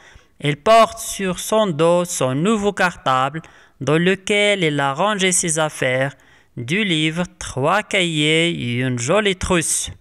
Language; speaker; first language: French; non-native, local second language; Arabic